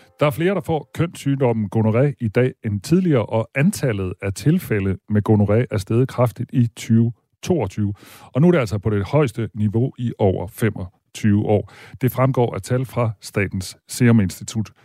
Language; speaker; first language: Danish; native; Danish